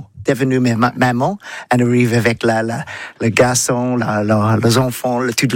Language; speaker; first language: French; non-native, learner; English